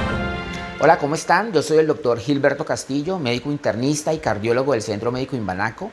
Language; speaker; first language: Spanish; native; Spanish